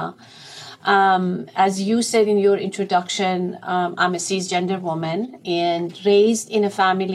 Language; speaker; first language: English; non-native, fluent; Persian